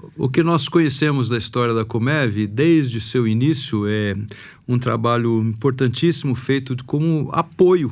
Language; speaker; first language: Portuguese; native; Portuguese